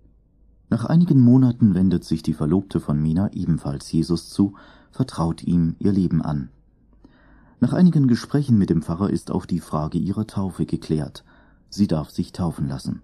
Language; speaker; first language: German; native; German